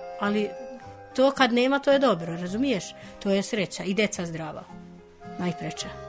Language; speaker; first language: Serbian; non-native, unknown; Albanian